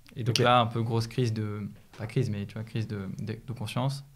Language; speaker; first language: French; native; French